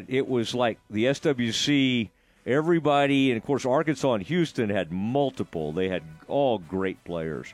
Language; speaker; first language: English; native; English